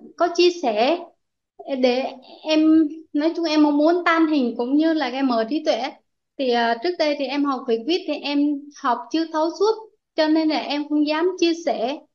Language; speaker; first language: Vietnamese; non-native, local second language; Jarai